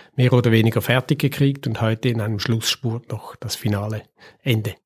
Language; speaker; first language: German; native; German